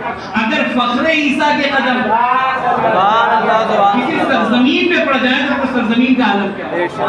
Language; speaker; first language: Urdu; native; Urdu